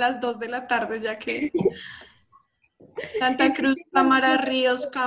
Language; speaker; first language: Spanish; native; Spanish